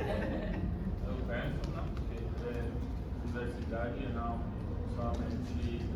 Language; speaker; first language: Portuguese; non-native, learner; Spanish